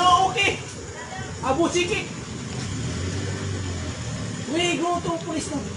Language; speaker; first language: English; non-native, learner; Cebuano